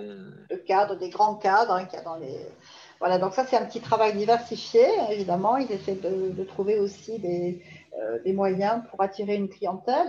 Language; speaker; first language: French; native; French